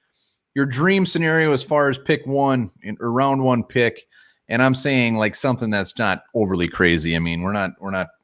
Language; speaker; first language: English; native; English